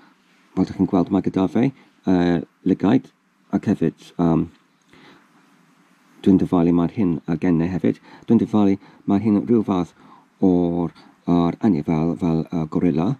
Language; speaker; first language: Welsh; non-native, learner; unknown